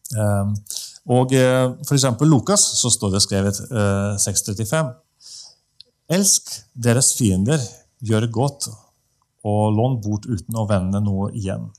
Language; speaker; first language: Norwegian; non-native, fluent; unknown